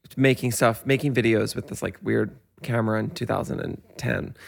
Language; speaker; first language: English; native; English